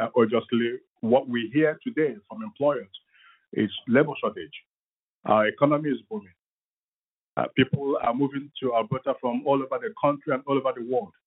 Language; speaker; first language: English; non-native, local second language; Igbo